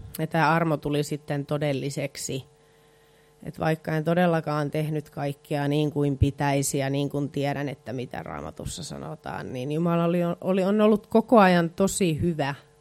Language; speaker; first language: Finnish; native; Finnish